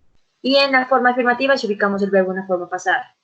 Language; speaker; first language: Spanish; native; Spanish